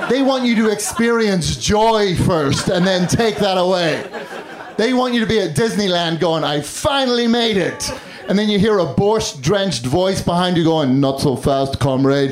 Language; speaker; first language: English; native; English